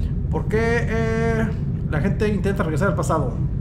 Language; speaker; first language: Spanish; native; Spanish